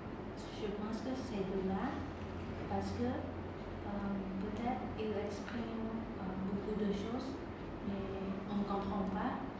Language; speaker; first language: French; non-native, learner; Khmer